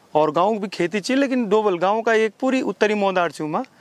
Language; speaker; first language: Hindi; non-native, local second language; Garhwali